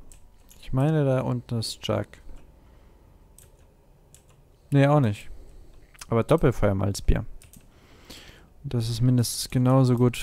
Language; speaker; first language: German; native; German